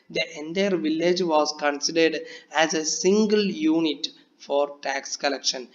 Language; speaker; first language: English; non-native, local second language; Malayalam